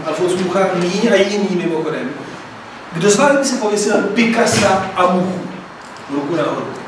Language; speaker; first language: Czech; non-native, fluent; Italian